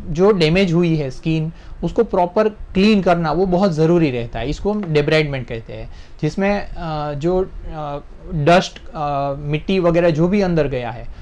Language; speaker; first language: Hindi; non-native, local second language; Gujarati